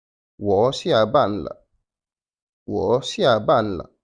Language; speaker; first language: Chinese; non-native, fluent; Wolof